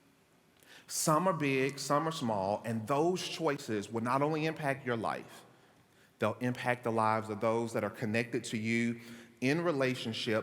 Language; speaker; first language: English; native; English